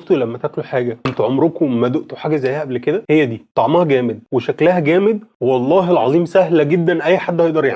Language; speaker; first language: Arabic; native; Arabic